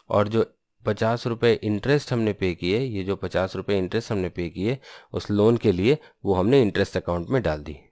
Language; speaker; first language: Hindi; non-native, local second language; Bangla